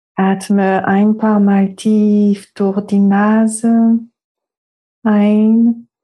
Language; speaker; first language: German; non-native, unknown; French